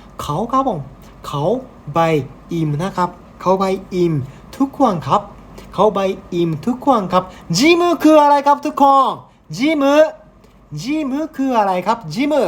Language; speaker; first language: Thai; non-native, learner; Japanese